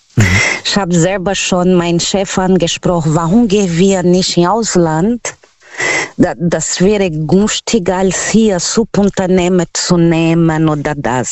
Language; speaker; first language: German; non-native, learner; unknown